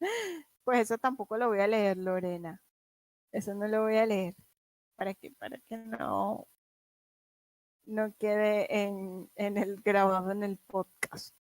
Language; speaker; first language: Spanish; native; Spanish